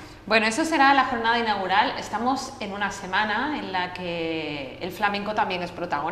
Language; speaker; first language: Spanish; native; Spanish